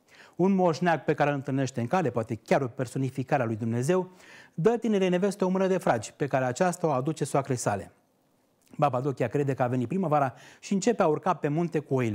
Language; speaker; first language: Romanian; native; Romanian